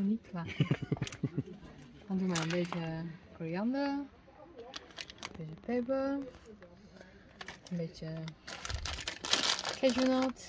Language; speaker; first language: Dutch; non-native, learner; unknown